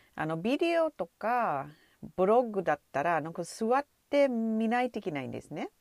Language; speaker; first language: Japanese; non-native, fluent; English